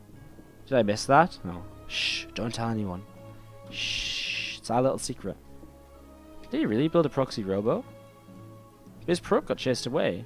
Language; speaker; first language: English; native; English